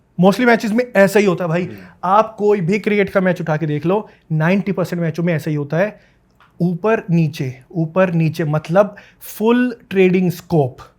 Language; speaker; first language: Hindi; native; Hindi